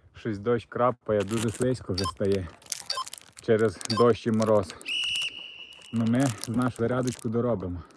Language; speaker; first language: Ukrainian; non-native, local second language; Russian